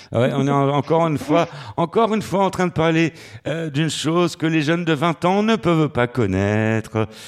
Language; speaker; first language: French; native; French